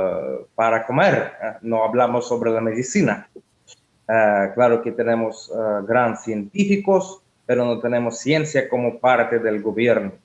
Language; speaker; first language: Spanish; non-native, learner; Russian